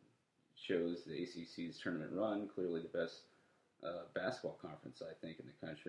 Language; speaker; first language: English; native; English